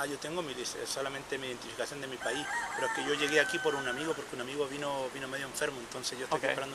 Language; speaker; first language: Spanish; native; Spanish